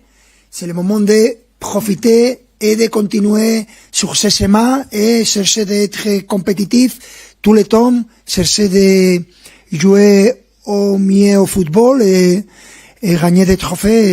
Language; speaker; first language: French; non-native, fluent; Spanish